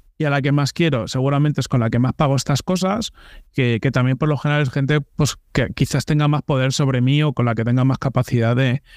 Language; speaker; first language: Spanish; native; Spanish